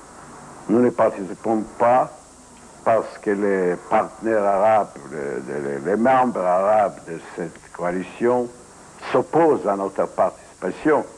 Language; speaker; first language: French; non-native, fluent; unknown